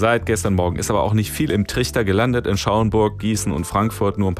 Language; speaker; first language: German; native; German